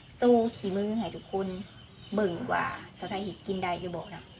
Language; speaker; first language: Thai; non-native, local second language; Lao